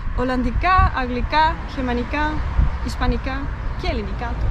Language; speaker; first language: Greek; non-native, learner; Dutch